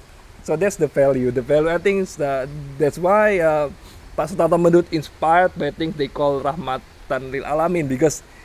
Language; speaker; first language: English; non-native, fluent; Javanese